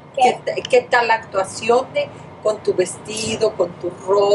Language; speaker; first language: Spanish; native; Spanish